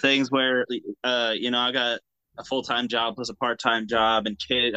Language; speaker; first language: English; native; English